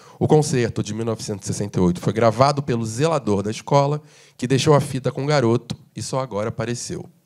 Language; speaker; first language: Portuguese; native; Portuguese